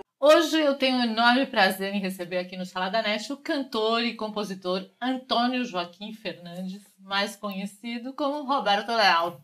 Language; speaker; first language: Portuguese; native; Portuguese